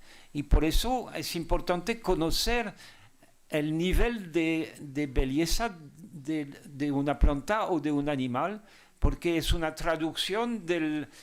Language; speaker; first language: Spanish; non-native, fluent; French